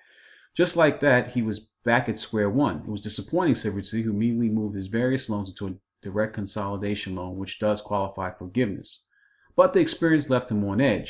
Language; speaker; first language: English; native; English